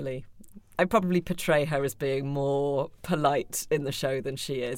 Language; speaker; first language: English; native; English